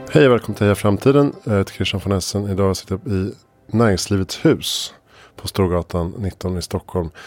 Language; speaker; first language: Swedish; native; Swedish